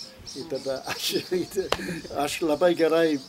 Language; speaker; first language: Lithuanian; non-native, learner; English